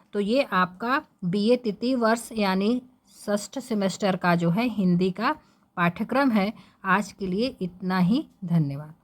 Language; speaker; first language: Hindi; native; Hindi